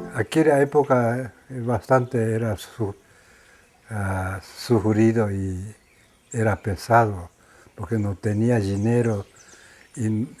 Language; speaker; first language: Spanish; non-native, learner; Japanese